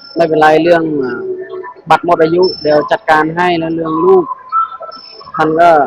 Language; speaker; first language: Thai; non-native, fluent; Khmer